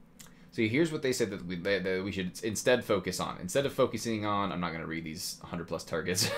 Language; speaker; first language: English; native; English